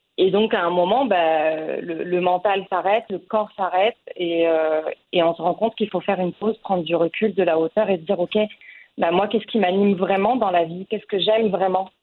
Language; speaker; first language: French; non-native, local second language; Arabic